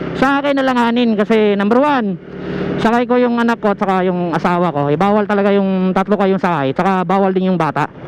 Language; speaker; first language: Filipino; non-native, local second language; Cebuano